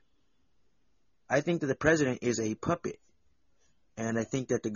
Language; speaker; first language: English; native; English